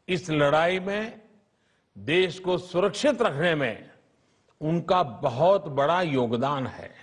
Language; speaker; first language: Hindi; non-native, local second language; Gujarati